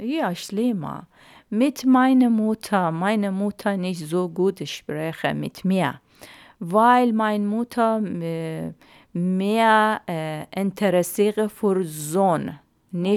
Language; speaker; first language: German; non-native, learner; Arabic